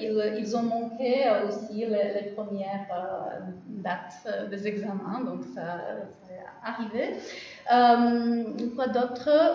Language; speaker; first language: French; non-native, fluent; Czech